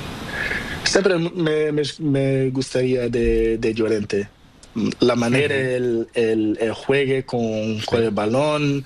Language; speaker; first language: Spanish; non-native, learner; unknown